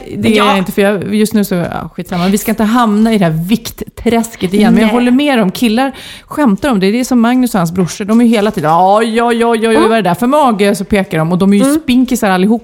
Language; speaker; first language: Swedish; native; Swedish